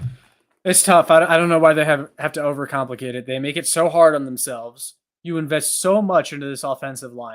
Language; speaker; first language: English; native; English